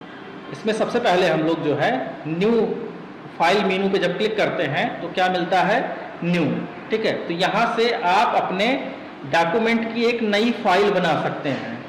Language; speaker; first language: Hindi; native; Hindi